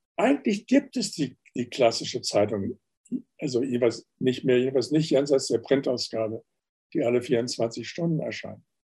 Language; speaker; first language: German; native; German